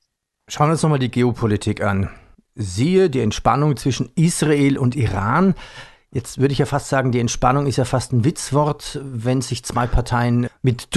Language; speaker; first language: German; native; German